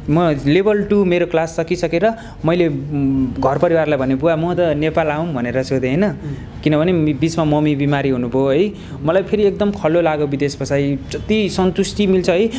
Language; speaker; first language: Nepali; native; Nepali